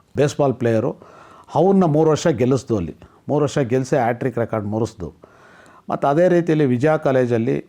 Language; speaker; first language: Kannada; non-native, local second language; Telugu